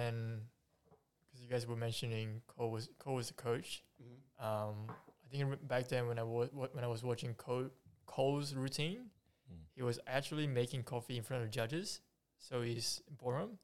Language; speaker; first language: English; non-native, local second language; Chinese